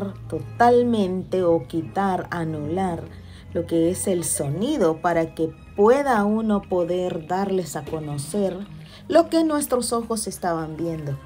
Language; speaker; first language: Spanish; native; Spanish